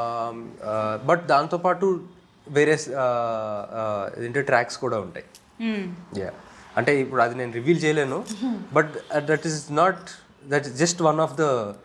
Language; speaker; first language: Telugu; native; Telugu